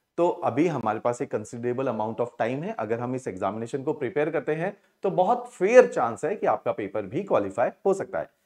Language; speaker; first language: Hindi; non-native, local second language; Punjabi